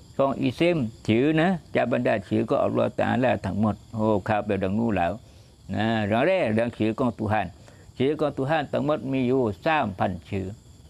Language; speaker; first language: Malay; native; Malay